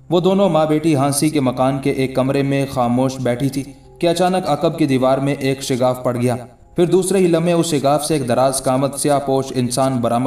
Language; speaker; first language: Urdu; native; Urdu